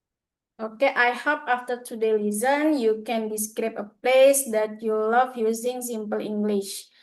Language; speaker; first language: English; non-native, learner; Indonesian